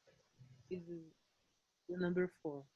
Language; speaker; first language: English; non-native, learner; Portuguese